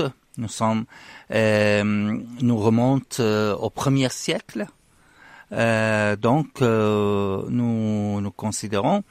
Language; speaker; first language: French; non-native, fluent; Arabic